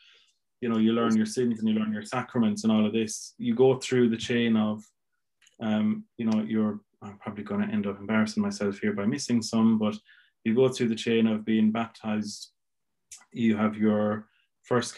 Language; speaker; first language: English; native; English